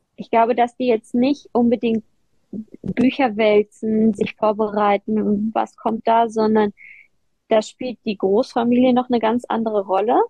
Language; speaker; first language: German; native; German